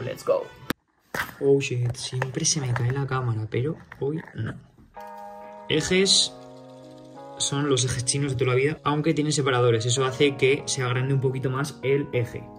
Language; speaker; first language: Spanish; native; Spanish